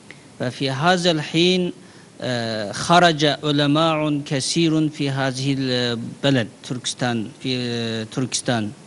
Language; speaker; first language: Arabic; non-native, learner; Uyghur